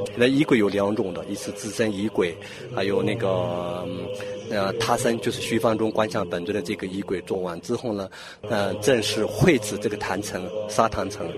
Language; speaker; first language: Chinese; non-native, fluent; Tibetan